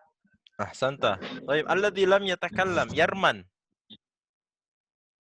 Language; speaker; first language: Arabic; non-native, fluent; Indonesian